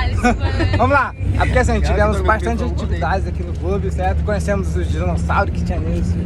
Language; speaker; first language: Portuguese; native; Portuguese